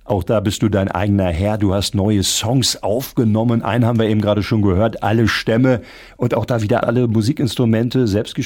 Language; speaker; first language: German; native; German